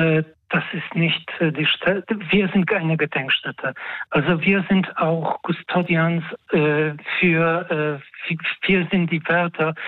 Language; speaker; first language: German; non-native, fluent; Polish